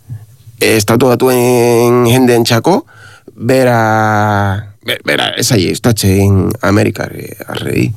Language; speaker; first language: Basque; non-native, learner; Spanish